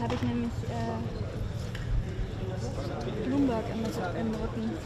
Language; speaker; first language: German; native; German